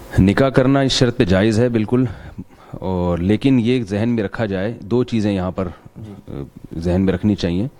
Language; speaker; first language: Urdu; non-native, local second language; Pashto